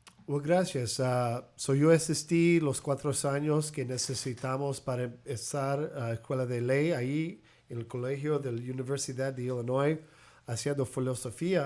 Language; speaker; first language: Spanish; early bilingual, heritage; English